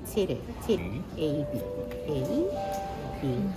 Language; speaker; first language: Korean; non-native, learner; Japanese